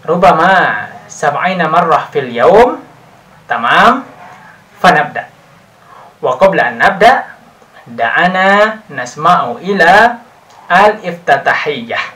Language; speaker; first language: Arabic; non-native, learner; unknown